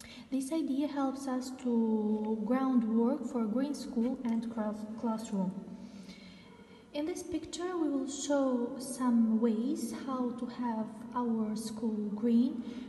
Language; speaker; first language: English; non-native, fluent; Albanian